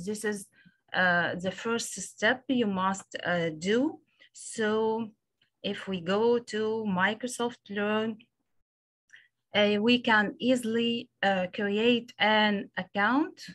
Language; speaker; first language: English; non-native, local second language; Arabic